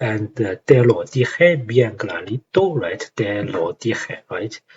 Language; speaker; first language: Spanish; non-native, learner; Chinese